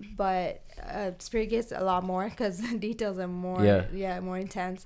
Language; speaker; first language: English; non-native, local second language; Tamil